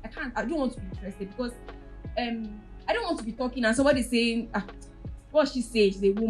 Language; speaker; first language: English; non-native, local second language; Yoruba